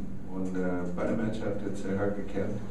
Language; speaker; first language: German; non-native, learner; English